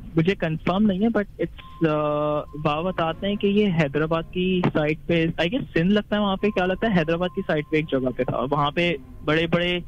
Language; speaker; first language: Urdu; native; Urdu